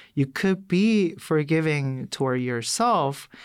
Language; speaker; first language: English; non-native, fluent; Korean